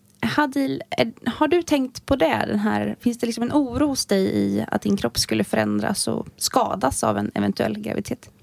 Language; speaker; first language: Swedish; native; Swedish